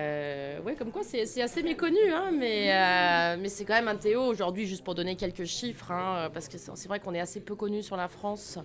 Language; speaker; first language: French; native; French